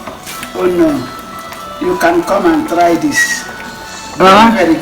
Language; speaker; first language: English; non-native, local second language; Igbo